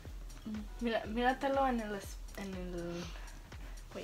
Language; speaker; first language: Spanish; early bilingual, heritage; Spanish